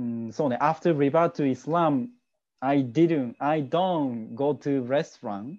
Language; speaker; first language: English; non-native, learner; Japanese